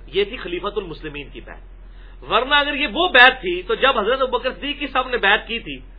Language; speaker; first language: Urdu; non-native, local second language; Punjabi